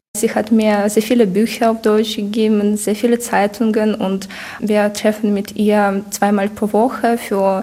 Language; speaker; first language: German; non-native, fluent; Ukrainian